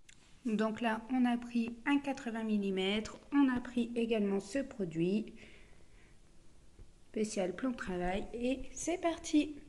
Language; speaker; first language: French; native; French